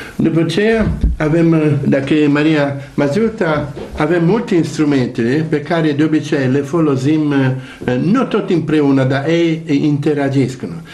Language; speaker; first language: Romanian; non-native, learner; Italian